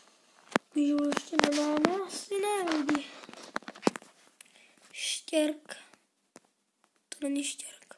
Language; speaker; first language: Czech; non-native, learner; Slovak